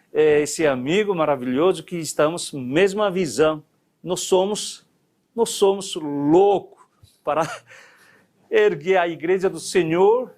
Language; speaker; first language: Portuguese; non-native, fluent; Korean